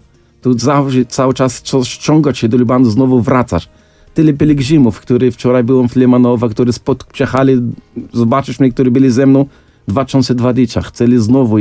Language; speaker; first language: Polish; non-native, fluent; Arabic